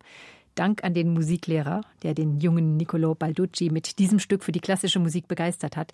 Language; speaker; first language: German; native; German